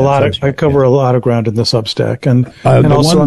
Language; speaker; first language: English; native; English